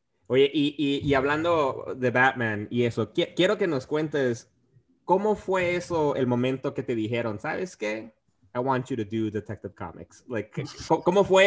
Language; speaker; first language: Spanish; early bilingual, heritage; Spanish